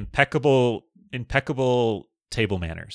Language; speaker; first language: English; native; English